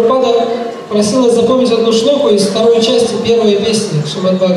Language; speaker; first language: Russian; native; Russian